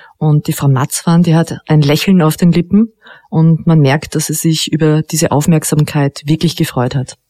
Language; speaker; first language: German; native; German